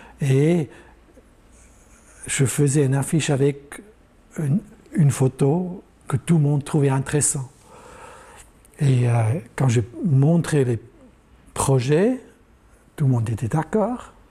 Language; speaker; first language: French; non-native, local second language; German